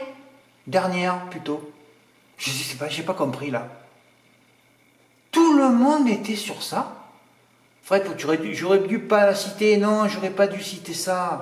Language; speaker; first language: French; native; French